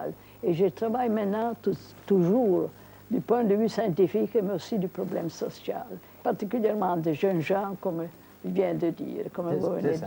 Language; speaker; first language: French; non-native, fluent; Italian